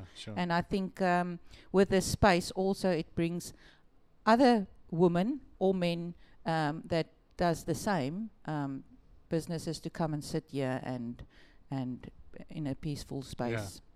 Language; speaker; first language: English; non-native, local second language; Afrikaans